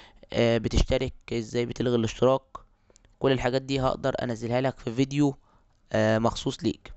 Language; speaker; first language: Arabic; native; Arabic